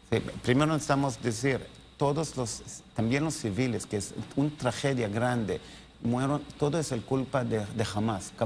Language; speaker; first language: Spanish; non-native, learner; Hebrew